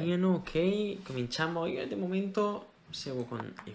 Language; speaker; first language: Italian; non-native, fluent; Spanish